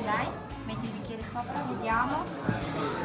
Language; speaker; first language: Italian; native; Italian